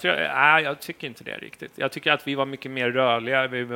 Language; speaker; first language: Swedish; native; Swedish